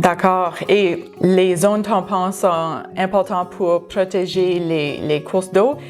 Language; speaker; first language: French; non-native, local second language; English